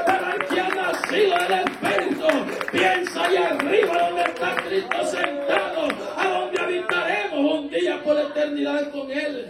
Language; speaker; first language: Spanish; native; Spanish